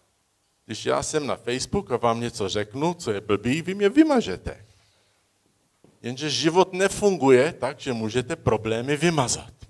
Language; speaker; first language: Czech; early bilingual, heritage; Czech